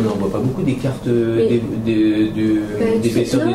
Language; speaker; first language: French; native; French